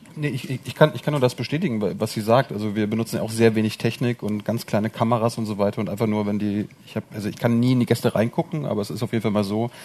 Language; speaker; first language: German; native; German